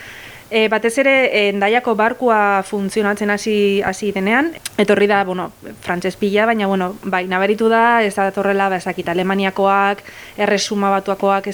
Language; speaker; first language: Basque; non-native, local second language; Spanish